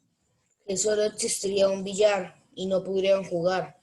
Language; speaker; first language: Spanish; native; Spanish